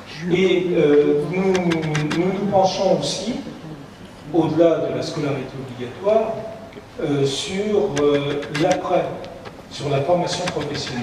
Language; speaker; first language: French; native; French